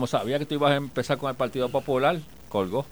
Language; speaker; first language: Spanish; native; Spanish